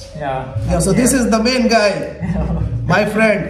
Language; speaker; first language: English; non-native, local second language; Hindi